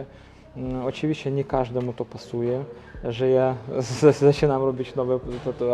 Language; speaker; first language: Polish; non-native, local second language; Ukrainian